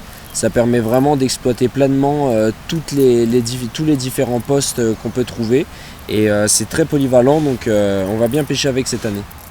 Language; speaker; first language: French; native; French